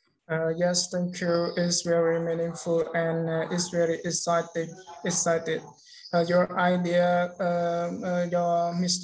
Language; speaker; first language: English; non-native, learner; Khmer